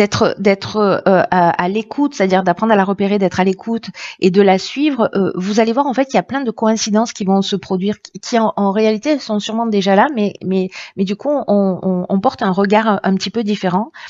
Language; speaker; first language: French; native; French